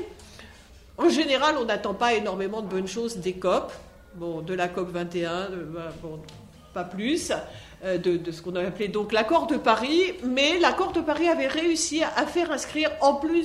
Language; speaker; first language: French; native; French